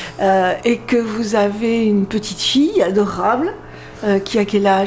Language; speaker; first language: French; native; French